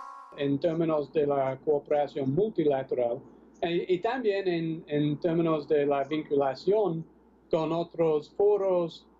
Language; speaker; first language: Spanish; non-native, fluent; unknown